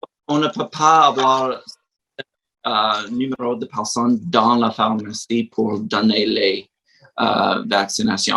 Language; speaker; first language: French; non-native, learner; English